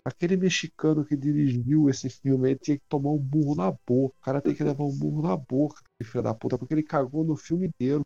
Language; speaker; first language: Portuguese; native; Portuguese